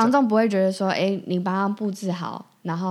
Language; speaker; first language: Chinese; native; Chinese